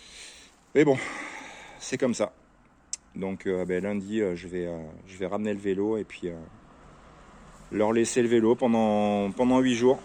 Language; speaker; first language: French; native; French